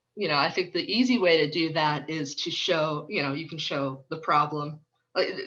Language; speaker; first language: English; native; English